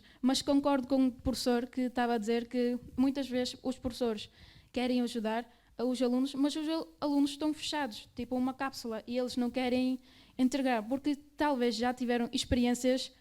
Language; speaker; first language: Portuguese; early bilingual, other home language; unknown